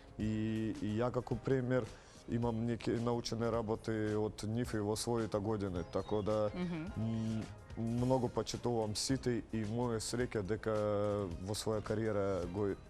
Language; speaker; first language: Macedonian; non-native, fluent; Russian